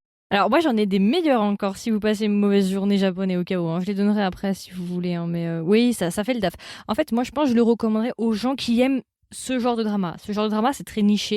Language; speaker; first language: French; native; French